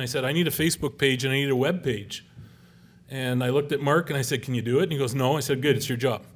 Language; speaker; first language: English; native; English